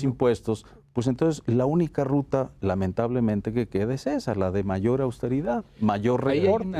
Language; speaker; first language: Spanish; native; Spanish